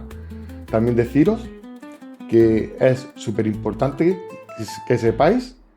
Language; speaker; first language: Spanish; native; Spanish